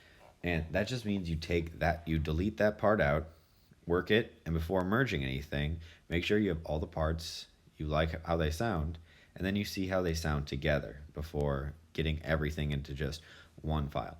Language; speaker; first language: English; native; English